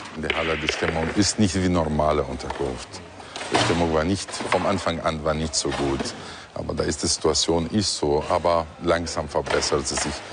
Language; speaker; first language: German; non-native, fluent; Arabic